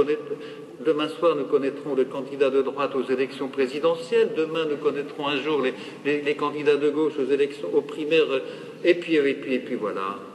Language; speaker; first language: French; native; French